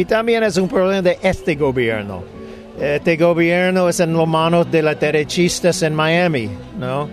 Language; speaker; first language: Spanish; non-native, fluent; English